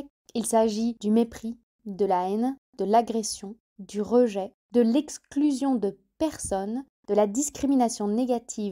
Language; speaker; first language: French; native; French